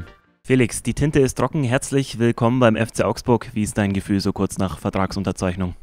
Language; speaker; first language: German; native; German